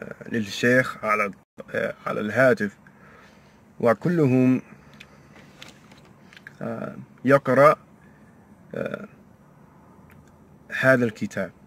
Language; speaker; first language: Arabic; non-native, learner; English